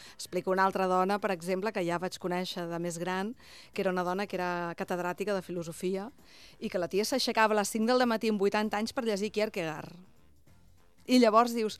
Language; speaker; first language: Catalan; native; Catalan